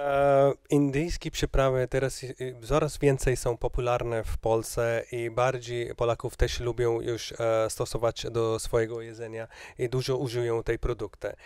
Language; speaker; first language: Polish; non-native, learner; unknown